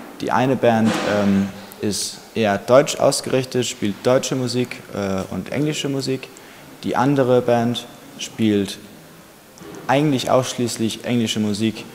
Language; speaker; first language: German; native; German